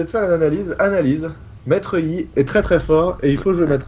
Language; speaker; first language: French; native; French